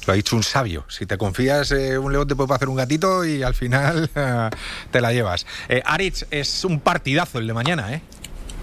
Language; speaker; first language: Spanish; native; Spanish